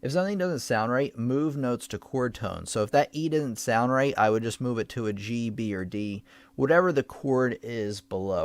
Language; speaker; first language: English; native; English